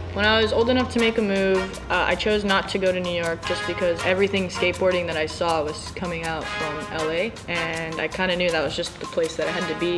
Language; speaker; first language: English; native; English